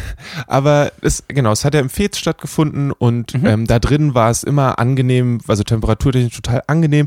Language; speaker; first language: German; native; German